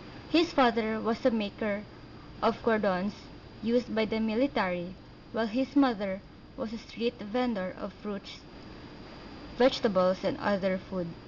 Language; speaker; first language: English; non-native, local second language; Filipino